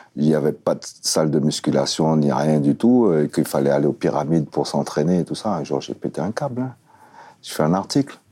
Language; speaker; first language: French; native; French